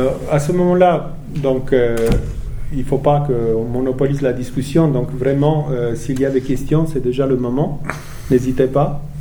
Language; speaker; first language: French; native; French